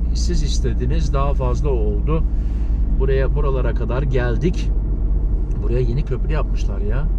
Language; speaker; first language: Turkish; early bilingual, heritage; Turkish